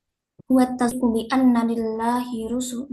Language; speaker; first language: Arabic; non-native, learner; Indonesian